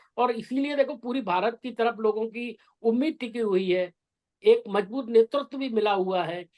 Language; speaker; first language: Hindi; native; Hindi